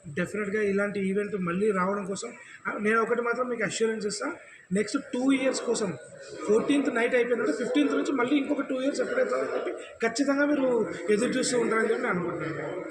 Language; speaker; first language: Telugu; native; Telugu